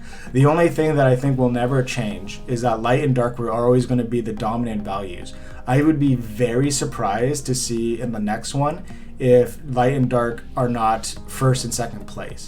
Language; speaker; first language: English; native; English